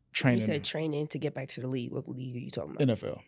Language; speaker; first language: English; native; English